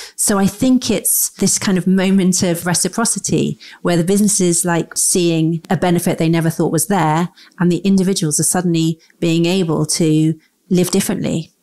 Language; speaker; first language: English; native; English